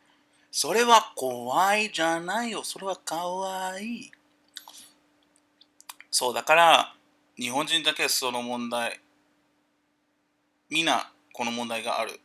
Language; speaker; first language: Japanese; non-native, learner; English